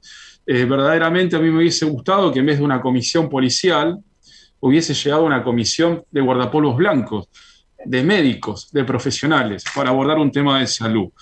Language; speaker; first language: Spanish; native; Spanish